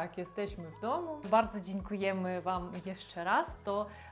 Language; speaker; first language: Polish; non-native, learner; Russian